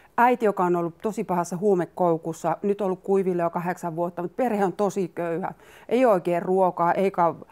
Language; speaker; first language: Finnish; native; Finnish